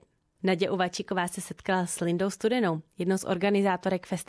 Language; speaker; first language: Czech; native; Czech